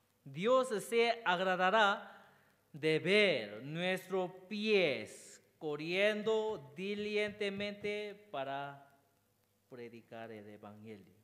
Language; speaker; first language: Spanish; non-native, learner; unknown